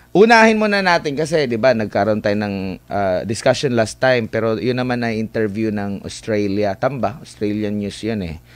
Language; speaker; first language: Filipino; non-native, local second language; Cebuano